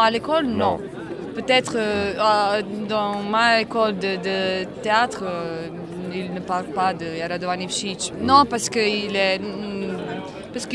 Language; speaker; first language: French; non-native, learner; Croatian